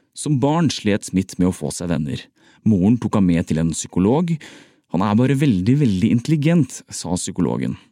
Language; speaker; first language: Norwegian; native; Norwegian